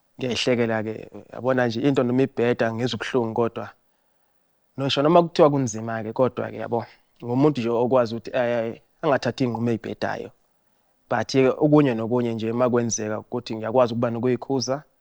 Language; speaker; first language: Zulu; native; Zulu